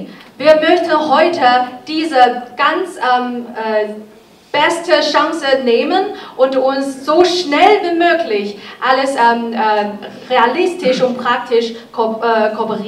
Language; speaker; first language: German; non-native, fluent; Chinese